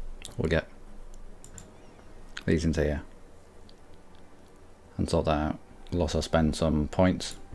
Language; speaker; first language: English; native; English